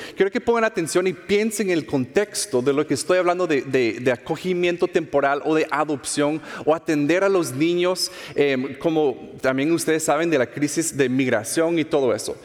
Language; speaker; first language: Spanish; non-native, fluent; English